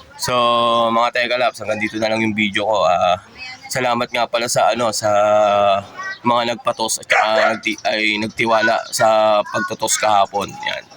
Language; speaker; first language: Filipino; native; Filipino